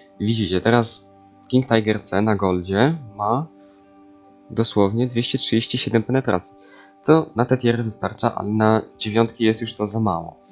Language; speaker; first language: Polish; native; Polish